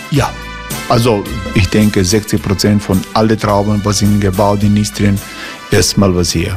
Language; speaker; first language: German; non-native, learner; Croatian